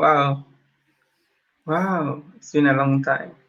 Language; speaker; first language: English; non-native, learner; Spanish